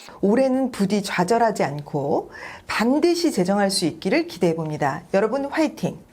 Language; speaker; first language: Korean; native; Korean